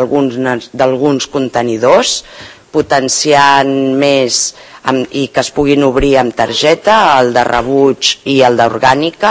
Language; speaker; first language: Catalan; native; Catalan